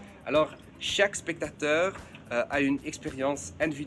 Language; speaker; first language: French; non-native, fluent; Dutch